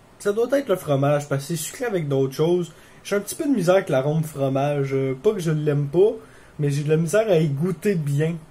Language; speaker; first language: French; native; French